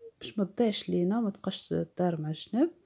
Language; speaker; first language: Arabic; native; Arabic